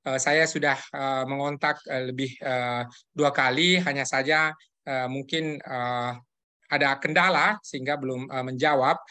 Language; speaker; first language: Indonesian; native; Indonesian